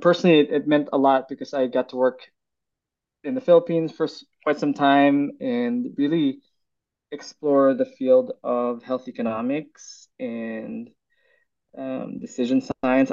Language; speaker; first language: English; non-native, local second language; Filipino